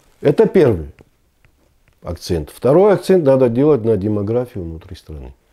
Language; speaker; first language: Russian; non-native, local second language; Abkhazian